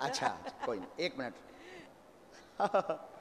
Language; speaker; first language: Hindi; native; Hindi